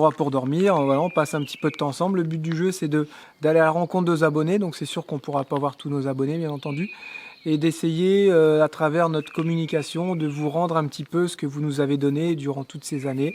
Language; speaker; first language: French; native; French